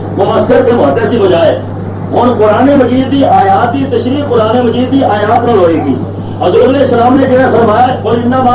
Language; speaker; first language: Urdu; non-native, local second language; Punjabi